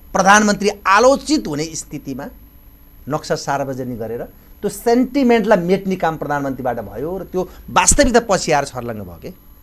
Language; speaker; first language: Nepali; native; Nepali